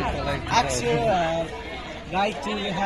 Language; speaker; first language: English; non-native, learner; Nepali